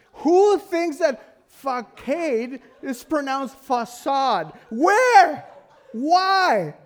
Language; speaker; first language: English; non-native, fluent; Spanish